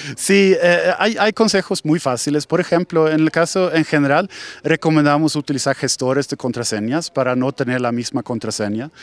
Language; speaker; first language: Spanish; non-native, fluent; Swedish